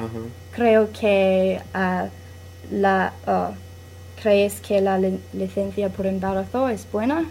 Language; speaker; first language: Spanish; non-native, learner; English